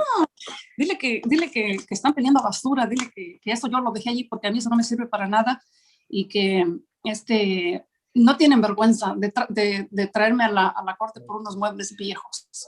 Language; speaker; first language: Spanish; native; Spanish